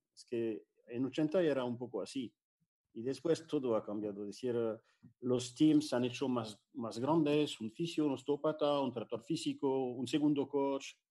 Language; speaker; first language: Spanish; non-native, fluent; French